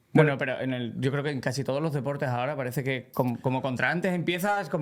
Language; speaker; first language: Spanish; native; Spanish